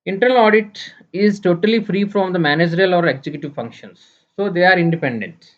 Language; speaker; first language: English; non-native, local second language; Kannada